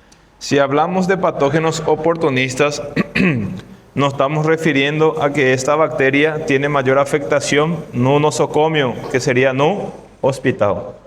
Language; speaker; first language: Spanish; non-native, fluent; Portuguese